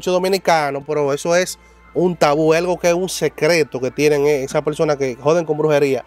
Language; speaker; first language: Spanish; native; Spanish